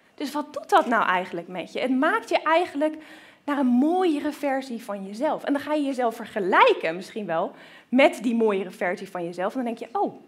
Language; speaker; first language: Dutch; native; Dutch